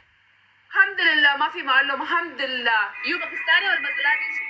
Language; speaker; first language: Arabic; non-native, learner; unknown